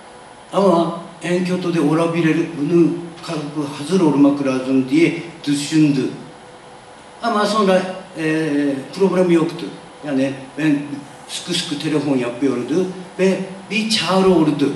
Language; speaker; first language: Turkish; non-native, learner; Japanese